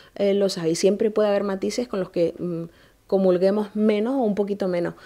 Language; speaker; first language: Spanish; native; Spanish